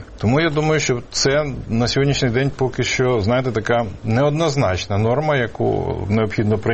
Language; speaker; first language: Ukrainian; native; Ukrainian